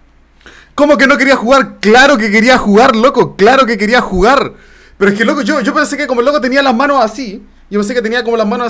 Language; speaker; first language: Spanish; native; Spanish